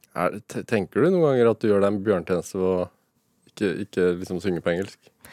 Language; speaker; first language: Norwegian; native; Norwegian